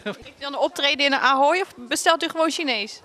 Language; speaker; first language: Dutch; native; Dutch